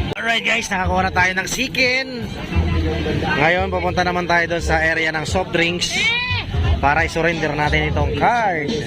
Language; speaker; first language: Filipino; non-native, local second language; Waray